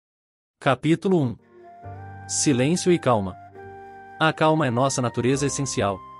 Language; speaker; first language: Portuguese; native; Portuguese